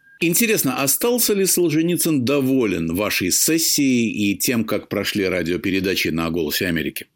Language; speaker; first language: Russian; native; Russian